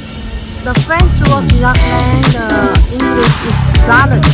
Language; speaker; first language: English; non-native, learner; Chinese